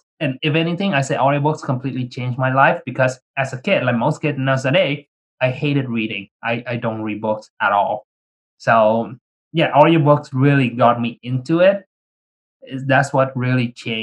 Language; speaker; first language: English; early bilingual, other home language; Vietnamese